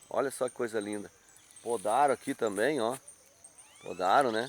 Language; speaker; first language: Portuguese; native; Portuguese